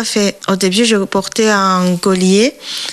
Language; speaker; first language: French; non-native, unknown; Chinese